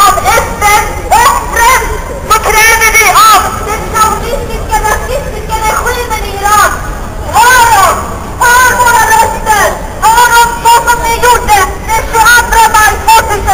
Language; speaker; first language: Swedish; non-native, fluent; Azerbaijani